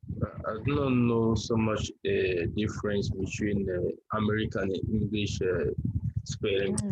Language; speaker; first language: English; non-native, learner; French